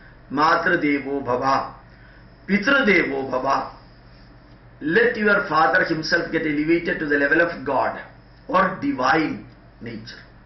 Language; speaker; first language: English; non-native, local second language; Malayalam